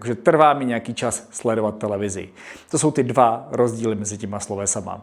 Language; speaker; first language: Czech; native; Czech